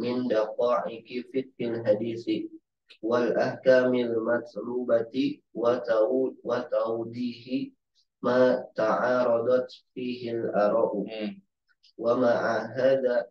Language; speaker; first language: Arabic; non-native, fluent; Indonesian